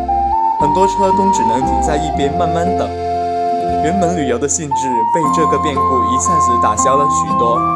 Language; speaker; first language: Chinese; native; Chinese